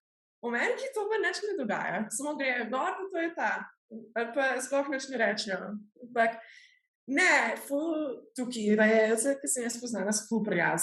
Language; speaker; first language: Slovenian; early bilingual, heritage; Slovenian